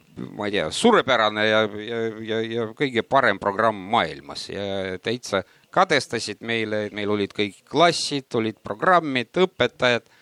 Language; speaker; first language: Estonian; non-native, local second language; Russian